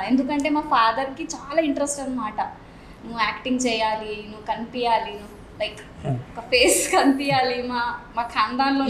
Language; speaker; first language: Telugu; non-native, local second language; Marathi